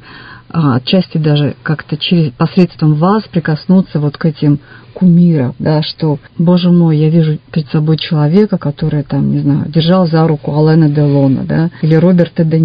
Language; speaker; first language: Russian; native; Russian